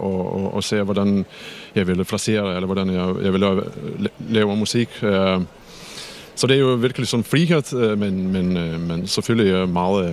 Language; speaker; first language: Danish; non-native, fluent; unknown